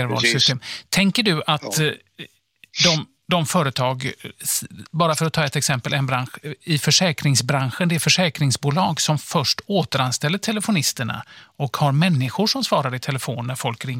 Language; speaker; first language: Swedish; native; Swedish